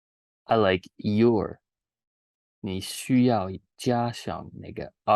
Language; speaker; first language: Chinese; non-native, learner; English